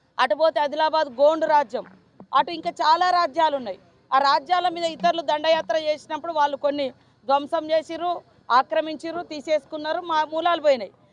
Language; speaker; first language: Telugu; native; Telugu